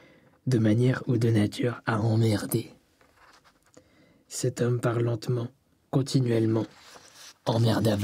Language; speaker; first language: French; native; French